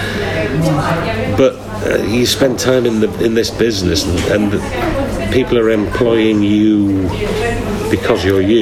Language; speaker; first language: English; native; English